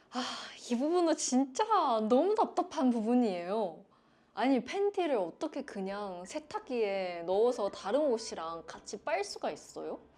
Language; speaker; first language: Korean; non-native, fluent; Chinese